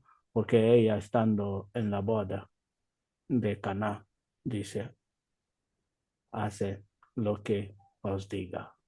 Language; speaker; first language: Spanish; non-native, learner; Igbo